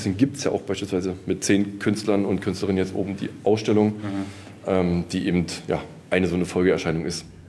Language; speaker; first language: German; native; German